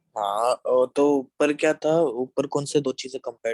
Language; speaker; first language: Hindi; native; Hindi